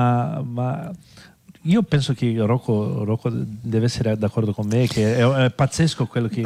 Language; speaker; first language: Italian; non-native, fluent; Portuguese